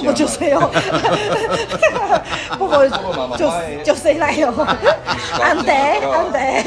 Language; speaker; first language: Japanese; non-native, fluent; Chinese